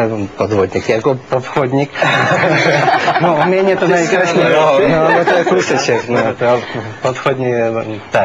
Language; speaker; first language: Czech; non-native, learner; Russian